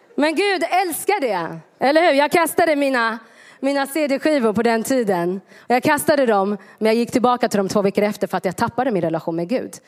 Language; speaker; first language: Swedish; early bilingual, other home language; Tigrinya